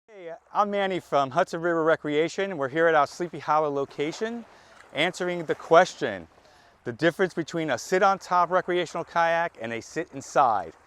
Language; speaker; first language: English; native; English